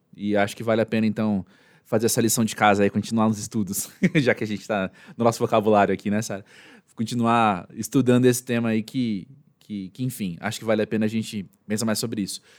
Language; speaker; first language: Portuguese; native; Portuguese